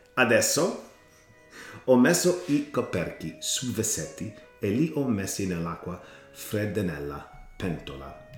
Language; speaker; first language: Italian; non-native, learner; English